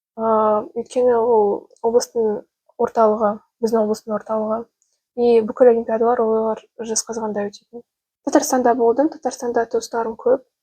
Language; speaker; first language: Kazakh; non-native, local second language; Russian